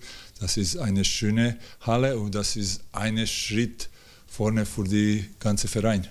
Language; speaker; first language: German; non-native, learner; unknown